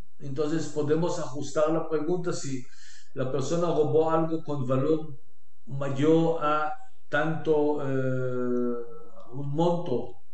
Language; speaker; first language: Spanish; non-native, learner; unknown